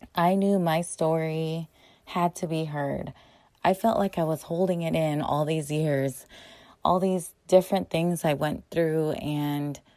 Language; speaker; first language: English; native; English